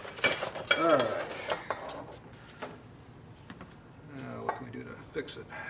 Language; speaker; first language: English; native; English